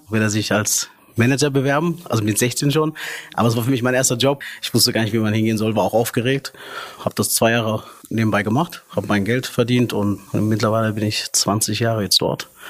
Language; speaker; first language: German; early bilingual, other home language; Arabic